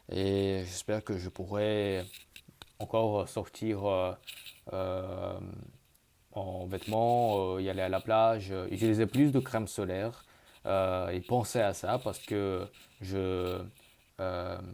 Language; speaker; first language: French; early bilingual, other home language; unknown